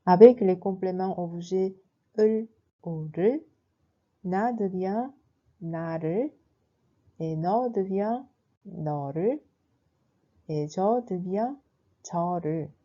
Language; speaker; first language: French; non-native, fluent; Korean